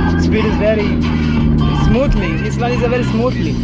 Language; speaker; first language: English; non-native, learner; Hindi